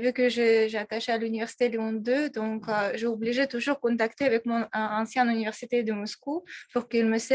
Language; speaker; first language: French; non-native, fluent; Russian